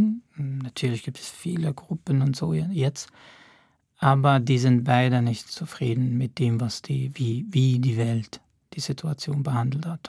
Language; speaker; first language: German; non-native, fluent; Arabic